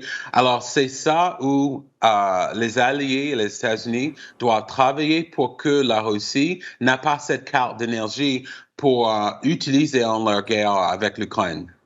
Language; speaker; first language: French; non-native, fluent; English